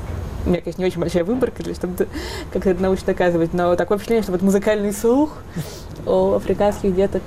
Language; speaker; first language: Russian; native; Russian